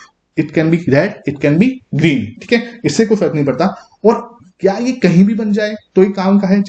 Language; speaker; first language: Hindi; native; Hindi